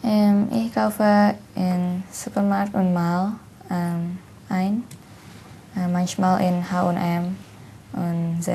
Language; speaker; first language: German; non-native, learner; Indonesian